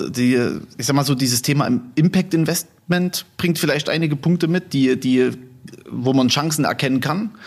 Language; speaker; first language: German; native; German